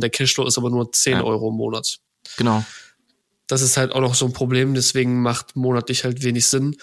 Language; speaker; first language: German; native; German